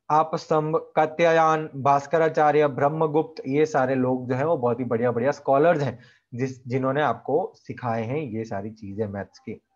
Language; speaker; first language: Hindi; non-native, local second language; Gujarati